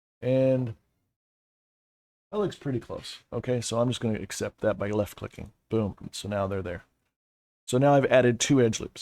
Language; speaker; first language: English; native; English